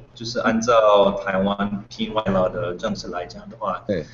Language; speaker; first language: Chinese; non-native, fluent; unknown